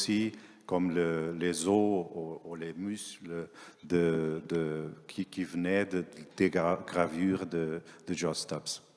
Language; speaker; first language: French; non-native, fluent; Portuguese